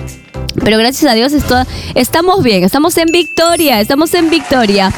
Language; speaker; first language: Spanish; native; Spanish